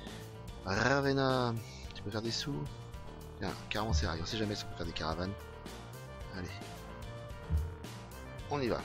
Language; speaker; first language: French; native; French